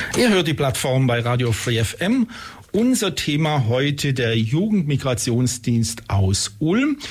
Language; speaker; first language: German; native; German